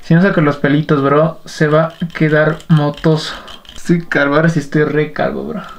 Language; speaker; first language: Spanish; native; Spanish